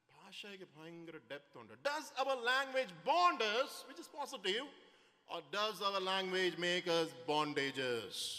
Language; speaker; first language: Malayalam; early bilingual, heritage; Malayalam